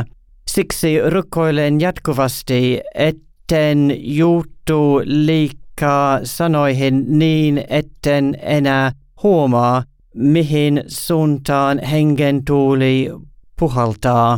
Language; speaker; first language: Finnish; non-native, learner; English